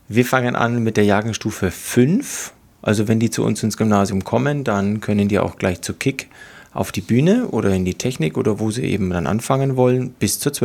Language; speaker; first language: German; native; German